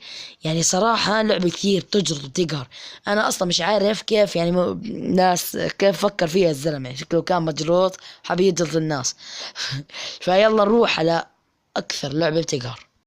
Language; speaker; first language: Arabic; native; Arabic